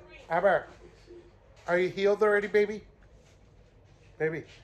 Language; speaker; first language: English; early bilingual, other home language; Spanish